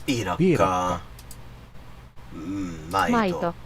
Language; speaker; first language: Finnish; non-native, learner; English